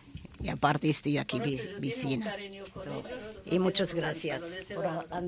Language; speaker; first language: Spanish; non-native, learner; Arabic